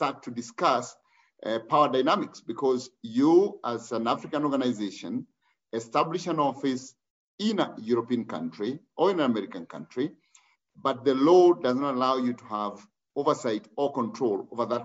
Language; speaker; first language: English; non-native, local second language; Kikuyu